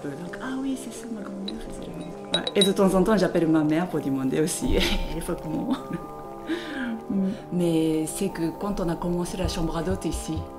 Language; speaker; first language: French; non-native, fluent; Japanese